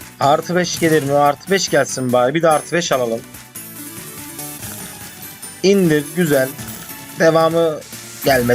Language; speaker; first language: Turkish; native; Turkish